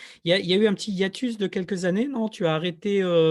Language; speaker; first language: French; native; French